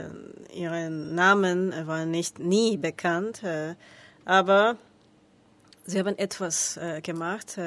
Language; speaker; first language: German; non-native, learner; Spanish